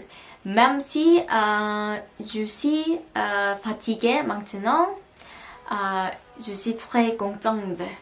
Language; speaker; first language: French; non-native, learner; Korean